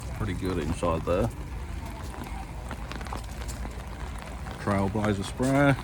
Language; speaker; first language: English; native; English